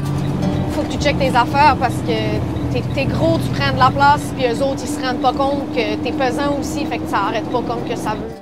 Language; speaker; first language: French; native; French